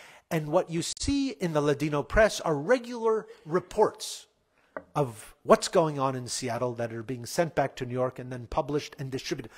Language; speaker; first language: English; native; English